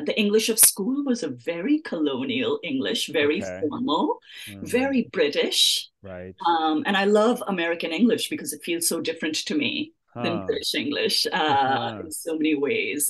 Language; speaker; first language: English; native; English